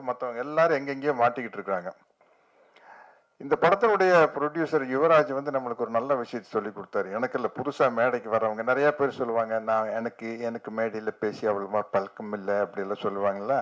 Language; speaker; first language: Tamil; native; Tamil